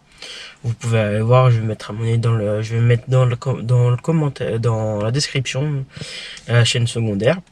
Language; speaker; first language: French; native; French